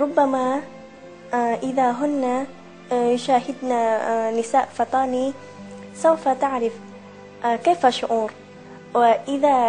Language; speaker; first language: Arabic; non-native, learner; Malay